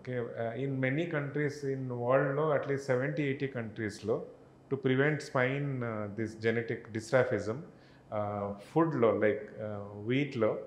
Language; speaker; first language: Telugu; non-native, learner; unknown